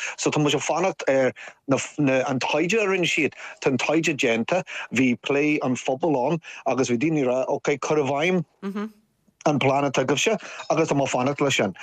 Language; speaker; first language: Irish; non-native, local second language; English